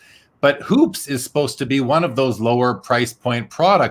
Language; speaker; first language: English; native; English